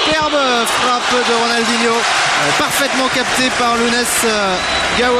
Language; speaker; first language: French; native; French